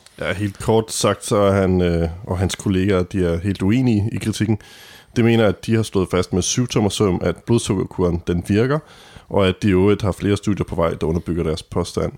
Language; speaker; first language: Danish; native; Danish